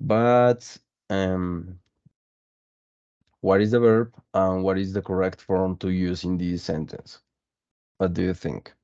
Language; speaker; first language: English; non-native, fluent; Spanish